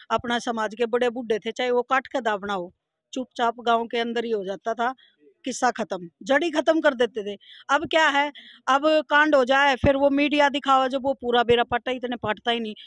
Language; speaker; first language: Hindi; native; Hindi